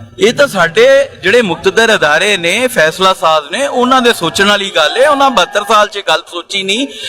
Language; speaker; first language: Punjabi; native; Punjabi